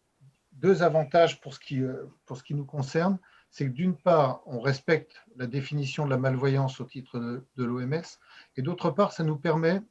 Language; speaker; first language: French; native; French